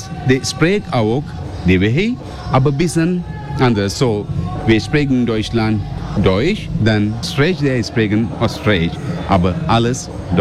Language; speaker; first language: German; non-native, learner; Sinhala